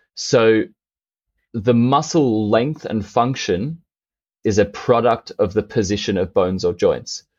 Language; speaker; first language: English; native; English